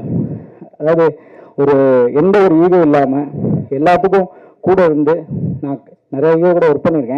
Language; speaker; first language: Tamil; native; Tamil